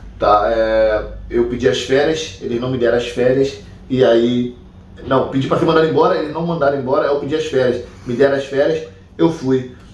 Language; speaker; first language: Portuguese; native; Portuguese